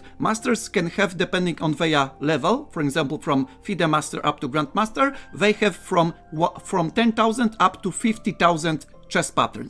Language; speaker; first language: English; non-native, fluent; Polish